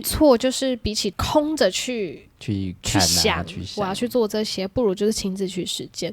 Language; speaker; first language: Chinese; native; Chinese